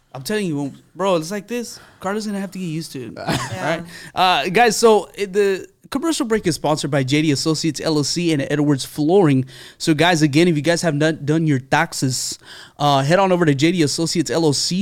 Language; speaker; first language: English; early bilingual, other home language; Spanish